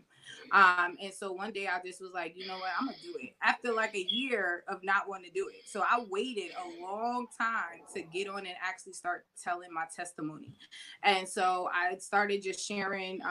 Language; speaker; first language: English; native; English